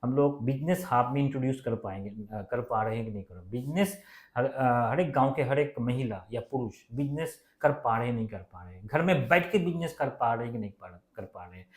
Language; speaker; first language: Hindi; non-native, local second language; Bangla